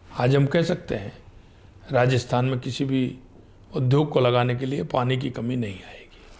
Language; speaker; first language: Hindi; native; Hindi